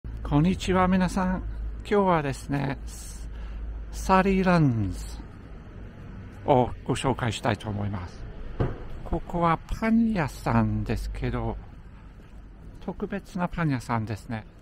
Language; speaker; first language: Japanese; non-native, fluent; English